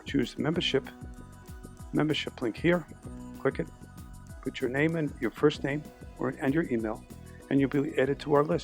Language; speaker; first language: English; native; English